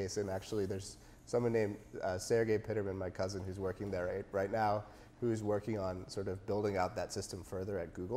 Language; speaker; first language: English; native; English